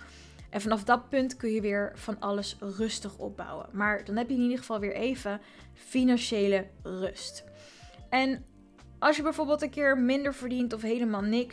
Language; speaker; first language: Dutch; native; Dutch